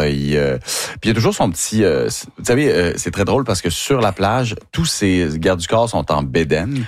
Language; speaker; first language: French; native; French